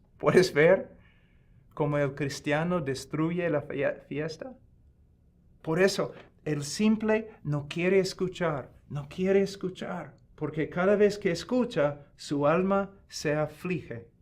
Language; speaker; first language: Spanish; non-native, fluent; English